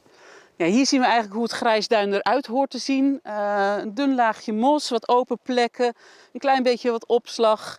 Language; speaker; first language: Dutch; native; Dutch